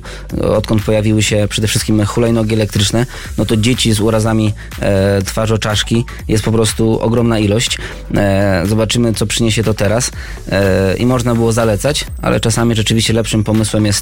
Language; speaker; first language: Polish; native; Polish